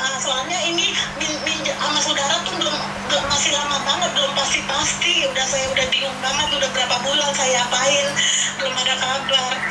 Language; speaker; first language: Indonesian; native; Indonesian